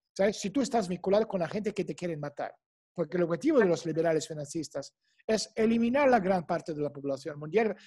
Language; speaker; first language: Spanish; non-native, fluent; Russian